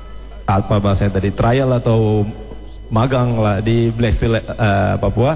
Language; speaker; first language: Indonesian; native; Indonesian